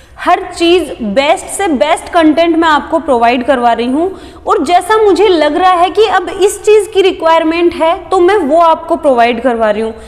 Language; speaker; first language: Hindi; native; Hindi